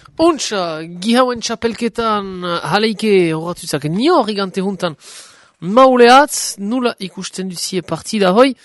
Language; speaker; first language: Basque; native; Basque